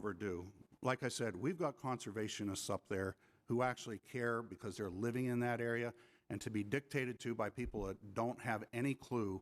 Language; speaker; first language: English; native; English